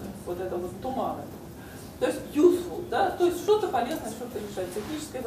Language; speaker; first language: Russian; native; Russian